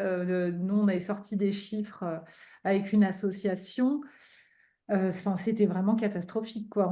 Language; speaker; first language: French; native; French